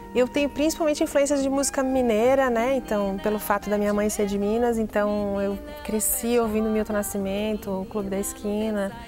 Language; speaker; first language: Portuguese; native; Portuguese